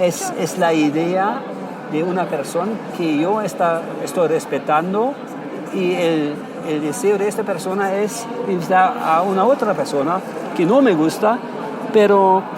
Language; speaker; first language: Spanish; non-native, fluent; German